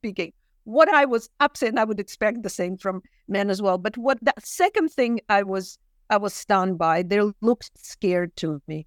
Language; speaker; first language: English; non-native, fluent; Russian